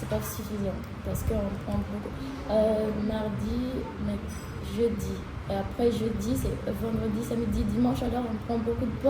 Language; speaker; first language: French; non-native, learner; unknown